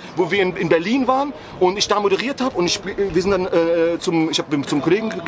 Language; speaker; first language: German; early bilingual, other home language; Ukrainian